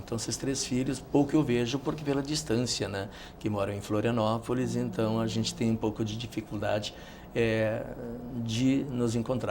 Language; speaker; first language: Portuguese; native; Portuguese